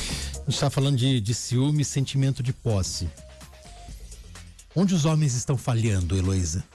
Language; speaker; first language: Portuguese; native; Portuguese